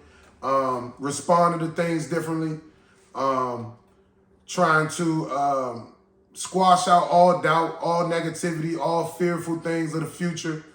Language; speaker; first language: English; native; English